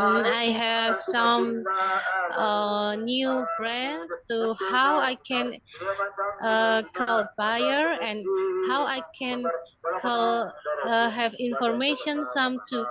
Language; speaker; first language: English; non-native, learner; Indonesian